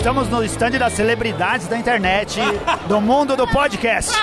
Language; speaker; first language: Portuguese; native; Portuguese